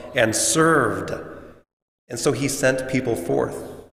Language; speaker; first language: English; native; English